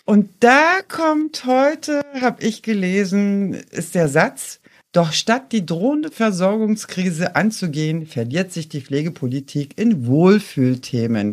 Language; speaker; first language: German; native; German